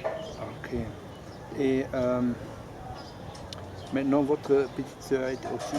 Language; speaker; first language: French; non-native, fluent; German